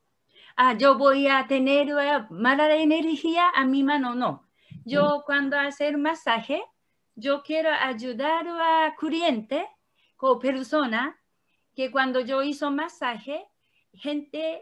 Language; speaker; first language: Spanish; non-native, learner; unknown